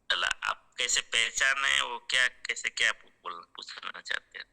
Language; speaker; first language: Hindi; native; Hindi